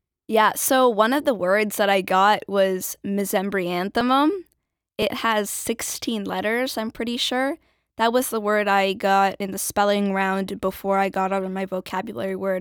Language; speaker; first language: English; early bilingual, other home language; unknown